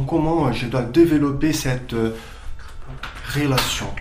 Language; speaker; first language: French; non-native, fluent; Portuguese